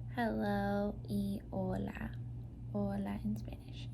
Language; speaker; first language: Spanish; non-native, learner; English